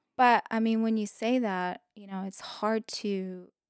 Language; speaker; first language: English; non-native, fluent; Russian